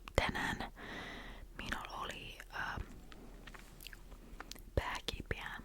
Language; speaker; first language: Finnish; non-native, learner; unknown